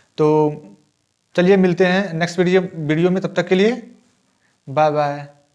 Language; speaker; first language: Hindi; native; Hindi